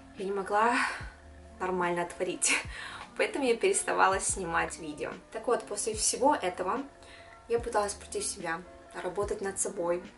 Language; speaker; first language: Russian; non-native, local second language; Kyrgyz